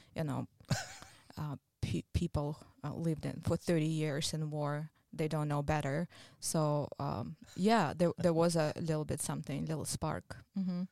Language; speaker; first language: English; non-native, fluent; Russian